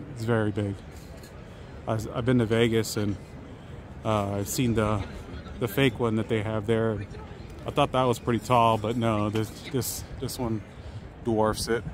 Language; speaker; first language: English; native; English